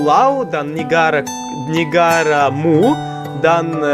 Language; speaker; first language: Indonesian; non-native, learner; English